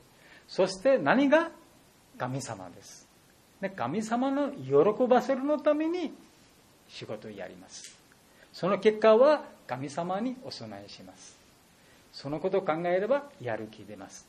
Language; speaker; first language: Japanese; non-native, learner; Bangla